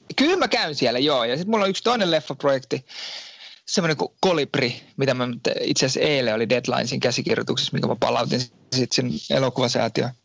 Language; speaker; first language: Finnish; native; Finnish